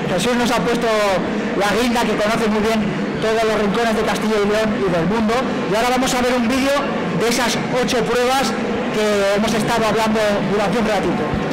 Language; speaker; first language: Spanish; native; Spanish